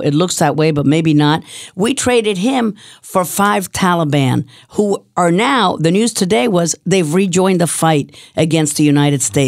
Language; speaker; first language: English; early bilingual, other home language; Spanish